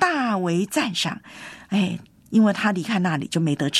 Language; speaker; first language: Chinese; native; Chinese